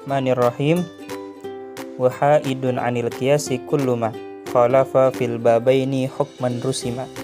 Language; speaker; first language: Arabic; non-native, learner; Indonesian